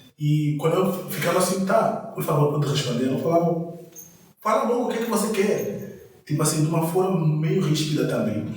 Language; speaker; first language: Portuguese; non-native, local second language; Kongo